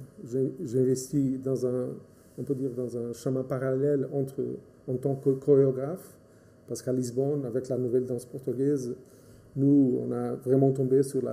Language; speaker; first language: French; non-native, fluent; Portuguese